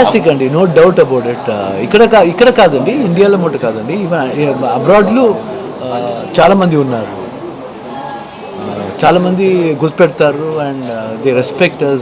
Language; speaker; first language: Telugu; non-native, learner; Kannada